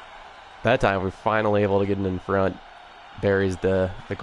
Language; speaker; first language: English; native; English